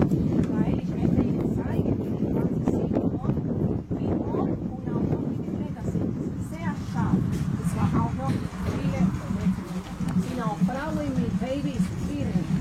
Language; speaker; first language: German; non-native, fluent; French